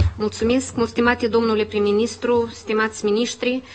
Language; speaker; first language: Romanian; native; Romanian